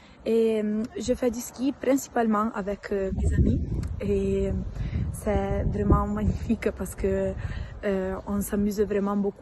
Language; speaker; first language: French; non-native, local second language; Italian